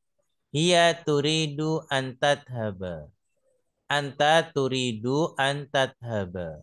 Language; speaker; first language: Arabic; non-native, fluent; Indonesian